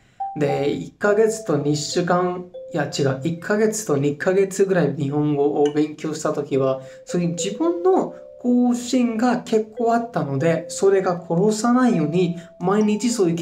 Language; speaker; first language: Japanese; non-native, fluent; Hindi